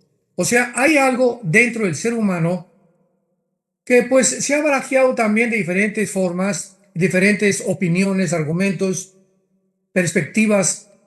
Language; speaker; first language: Spanish; native; Spanish